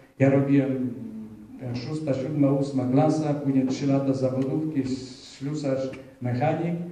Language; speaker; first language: Polish; early bilingual, heritage; Polish